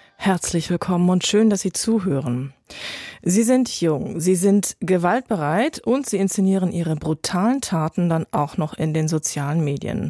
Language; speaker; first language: German; native; German